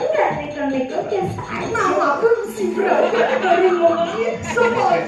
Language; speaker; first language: Indonesian; non-native, local second language; Javanese